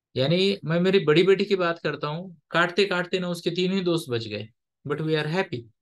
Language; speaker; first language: Hindi; non-native, local second language; Marathi